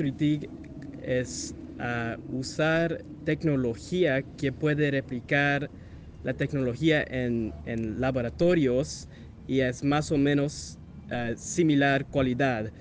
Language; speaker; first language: Spanish; non-native, learner; English